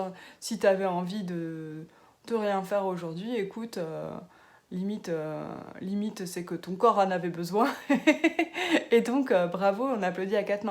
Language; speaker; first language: French; native; French